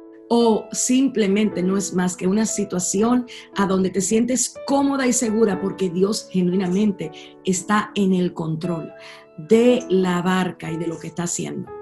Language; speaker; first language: Spanish; native; Spanish